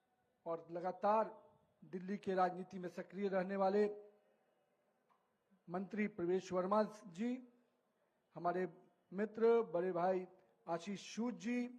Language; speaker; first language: Hindi; native; Hindi